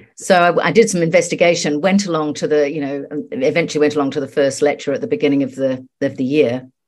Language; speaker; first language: English; native; English